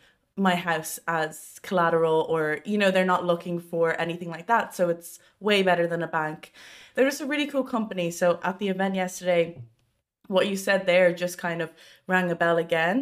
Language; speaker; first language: English; native; English